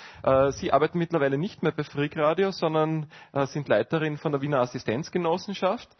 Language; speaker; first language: German; native; German